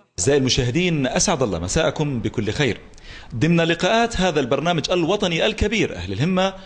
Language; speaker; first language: Arabic; native; Arabic